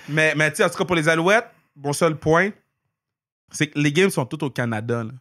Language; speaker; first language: French; native; French